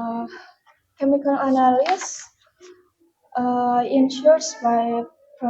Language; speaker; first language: English; non-native, learner; Indonesian